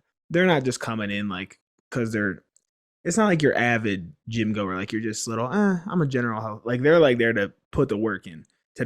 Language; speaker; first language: English; native; English